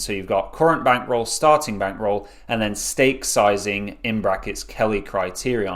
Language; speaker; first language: English; native; English